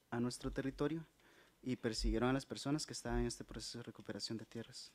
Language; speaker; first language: Spanish; native; Spanish